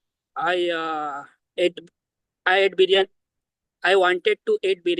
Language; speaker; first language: English; non-native, learner; Hindi